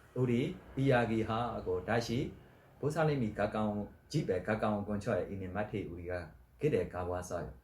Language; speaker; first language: Korean; non-native, learner; Burmese